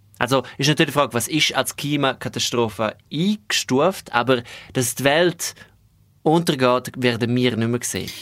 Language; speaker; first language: German; non-native, local second language; Romansh